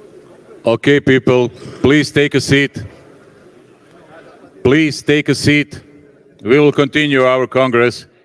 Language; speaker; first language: English; non-native, fluent; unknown